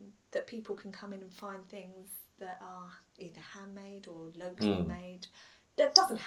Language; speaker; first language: English; native; English